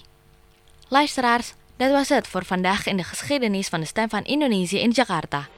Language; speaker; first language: Dutch; non-native, fluent; Indonesian